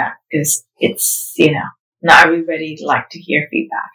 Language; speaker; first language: English; non-native, fluent; Indonesian